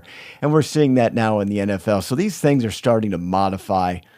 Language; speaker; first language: English; native; English